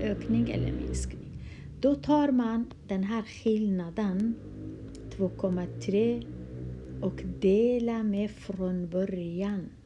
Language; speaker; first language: Swedish; non-native, fluent; Kurdish